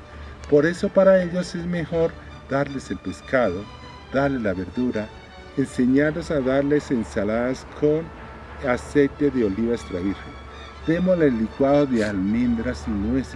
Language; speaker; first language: Spanish; native; Spanish